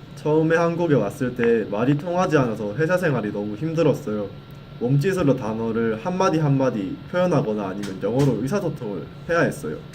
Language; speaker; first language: Korean; non-native, fluent; Thai